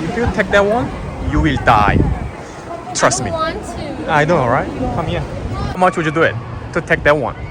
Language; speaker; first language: English; non-native, learner; Korean